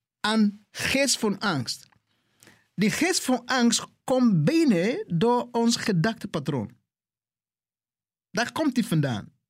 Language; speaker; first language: Dutch; non-native, fluent; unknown